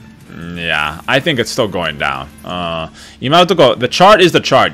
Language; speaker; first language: English; early bilingual, other home language; Japanese